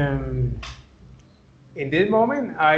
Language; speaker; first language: English; non-native, learner; Spanish